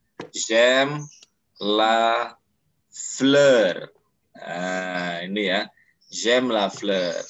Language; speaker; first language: French; non-native, fluent; Indonesian